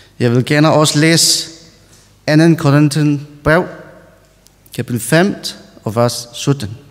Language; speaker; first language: Danish; non-native, learner; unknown